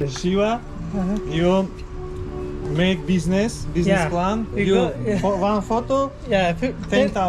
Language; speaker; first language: English; non-native, learner; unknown